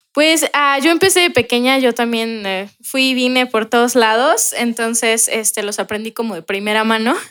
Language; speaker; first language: Spanish; native; Spanish